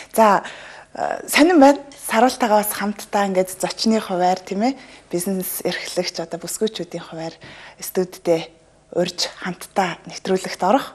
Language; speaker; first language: Mongolian; native; Mongolian